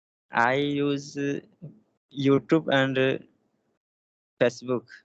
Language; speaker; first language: English; non-native, learner; Hindi